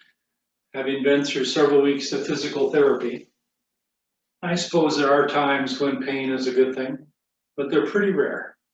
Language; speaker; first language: English; native; English